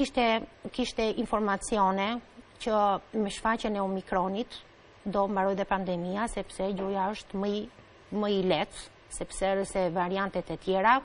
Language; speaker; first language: Albanian; native; Albanian